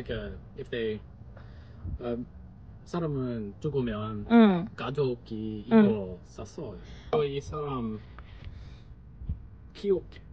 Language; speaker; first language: Korean; non-native, learner; English